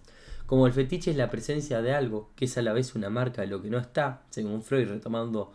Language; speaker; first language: Spanish; native; Spanish